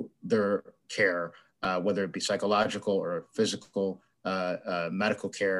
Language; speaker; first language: English; native; English